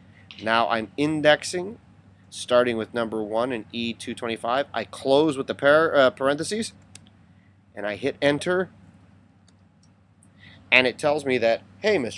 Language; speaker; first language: English; native; English